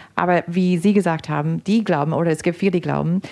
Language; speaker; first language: German; non-native, fluent; English